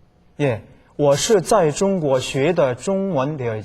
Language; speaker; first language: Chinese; non-native, fluent; Korean